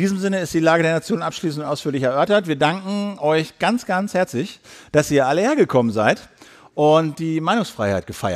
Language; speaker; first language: German; native; German